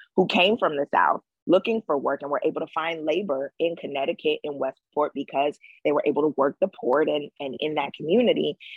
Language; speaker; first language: English; native; English